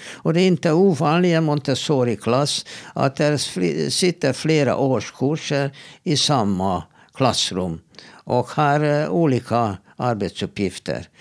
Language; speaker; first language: Swedish; non-native, fluent; Hungarian